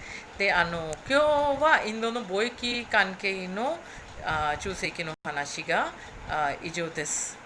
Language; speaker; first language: Japanese; non-native, fluent; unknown